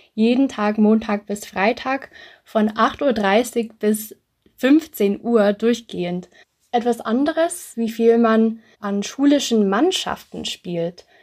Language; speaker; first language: German; early bilingual, other home language; English